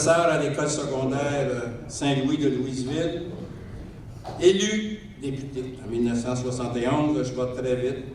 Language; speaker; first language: French; native; French